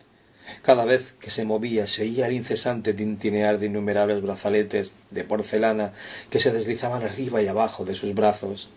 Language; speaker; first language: Spanish; native; Spanish